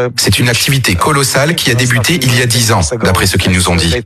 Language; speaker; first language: French; non-native, fluent; Romanian